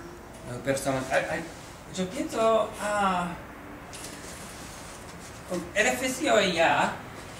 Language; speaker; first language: Spanish; non-native, learner; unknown